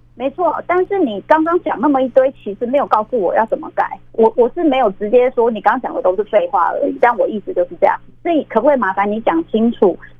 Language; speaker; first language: Chinese; native; Chinese